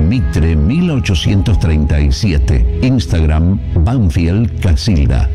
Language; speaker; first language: Spanish; native; Spanish